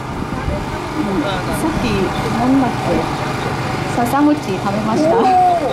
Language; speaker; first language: Japanese; non-native, learner; Vietnamese